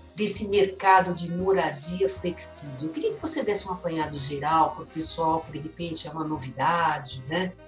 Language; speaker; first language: Portuguese; native; Portuguese